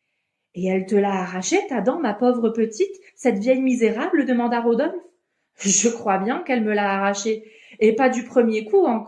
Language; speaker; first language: French; native; French